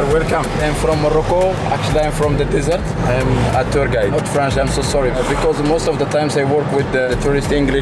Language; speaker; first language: English; non-native, fluent; Central Atlas Tamazight